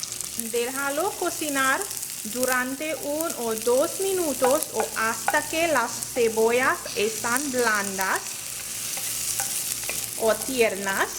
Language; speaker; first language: Spanish; non-native, learner; English